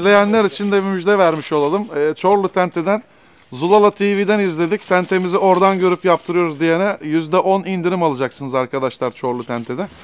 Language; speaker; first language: Turkish; native; Turkish